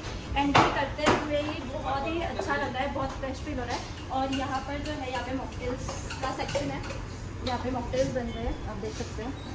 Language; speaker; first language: Hindi; native; Hindi